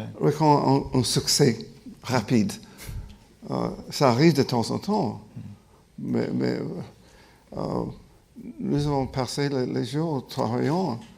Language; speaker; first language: French; non-native, fluent; English